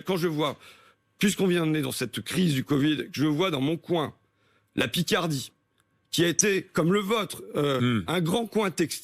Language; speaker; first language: French; native; French